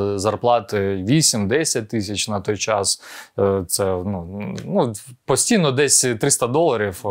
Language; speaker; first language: Ukrainian; non-native, local second language; Russian